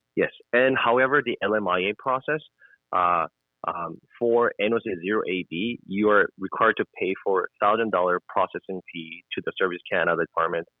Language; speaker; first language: English; non-native, fluent; Korean